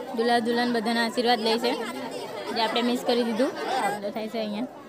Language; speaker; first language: Gujarati; non-native, local second language; Kukna